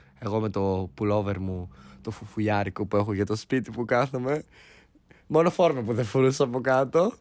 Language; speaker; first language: Greek; early bilingual, heritage; Greek